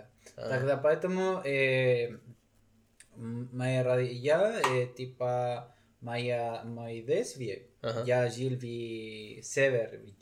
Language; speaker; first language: Russian; non-native, learner; Spanish